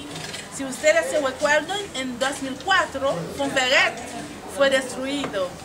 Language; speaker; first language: Spanish; non-native, fluent; Haitian Creole